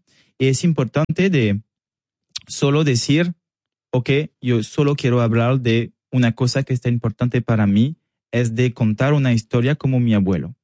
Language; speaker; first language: Spanish; non-native, learner; French